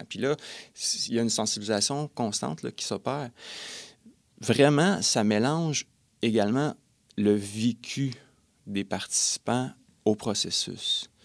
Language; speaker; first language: French; native; French